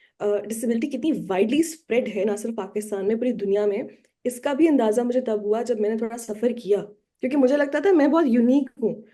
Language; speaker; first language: Urdu; native; Urdu